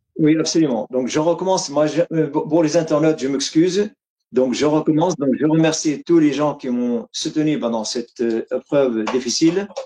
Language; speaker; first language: French; non-native, fluent; Arabic